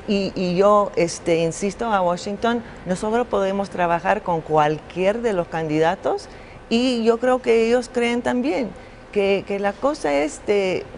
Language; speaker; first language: Spanish; non-native, fluent; English